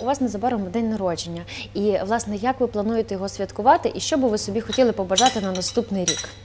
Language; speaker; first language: Ukrainian; native; Ukrainian